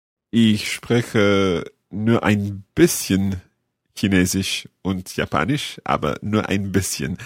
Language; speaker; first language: German; non-native, learner; English